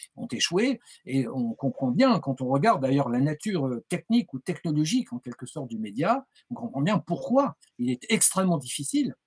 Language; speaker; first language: French; native; French